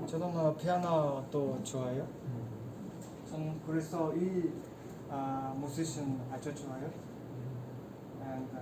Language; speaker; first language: Korean; non-native, learner; Mongolian